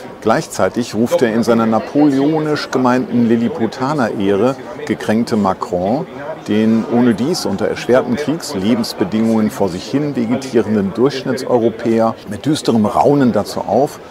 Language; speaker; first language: German; native; German